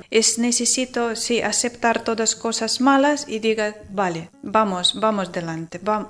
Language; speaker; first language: Spanish; non-native, learner; Ukrainian